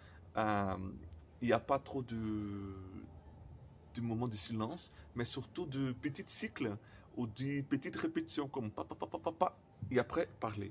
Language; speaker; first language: French; non-native, fluent; Portuguese